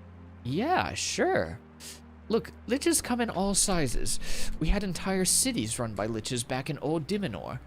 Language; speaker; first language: English; native; English